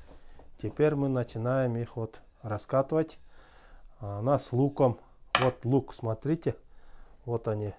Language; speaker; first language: Russian; non-native, local second language; Kyrgyz